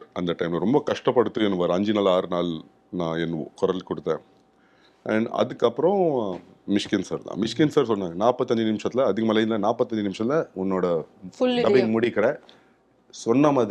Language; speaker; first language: Tamil; non-native, local second language; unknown